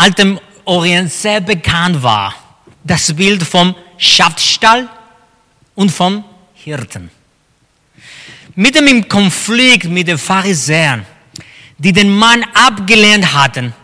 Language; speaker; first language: German; non-native, fluent; Spanish